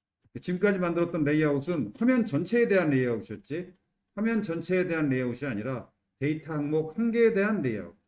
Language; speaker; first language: Korean; native; Korean